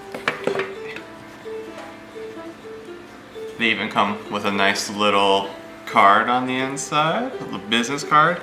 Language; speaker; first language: English; native; English